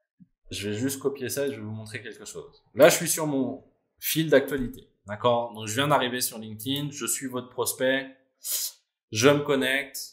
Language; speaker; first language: French; native; French